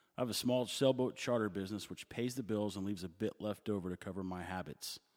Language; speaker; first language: English; native; English